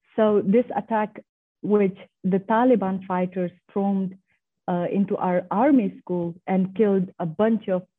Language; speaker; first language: English; non-native, fluent; Persian